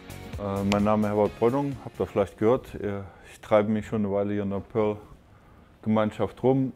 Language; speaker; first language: German; native; German